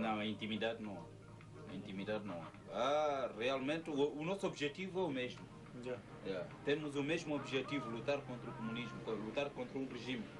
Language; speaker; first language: Portuguese; native; Portuguese